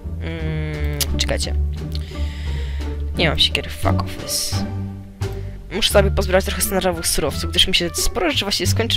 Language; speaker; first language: Polish; native; Polish